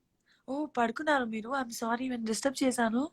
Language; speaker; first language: Telugu; non-native, learner; Gujarati